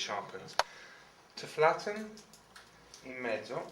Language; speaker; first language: English; native; English